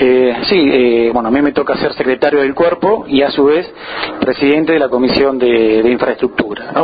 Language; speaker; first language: Spanish; native; Spanish